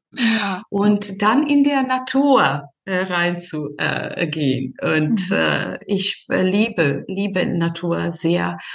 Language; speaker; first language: German; non-native, fluent; Serbian